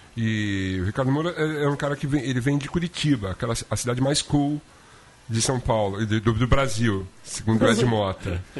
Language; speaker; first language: Portuguese; native; Portuguese